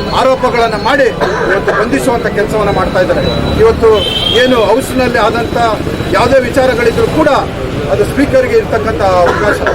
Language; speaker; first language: Kannada; native; Kannada